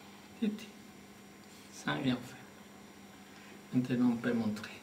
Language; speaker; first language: French; non-native, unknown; Spanish